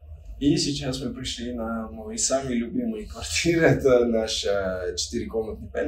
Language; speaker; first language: Russian; non-native, fluent; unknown